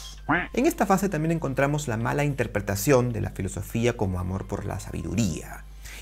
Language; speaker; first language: Spanish; native; Spanish